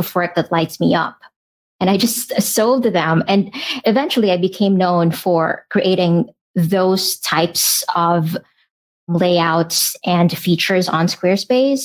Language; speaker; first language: English; non-native, local second language; Filipino